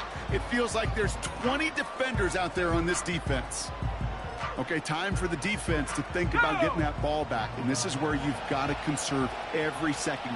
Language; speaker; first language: English; native; English